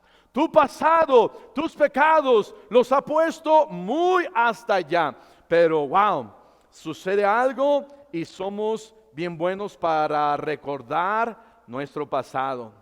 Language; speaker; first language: Spanish; native; Spanish